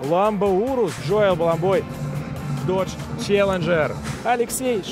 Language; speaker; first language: Russian; native; Russian